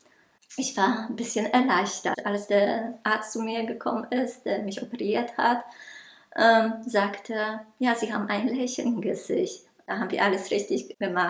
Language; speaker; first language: German; non-native, local second language; Polish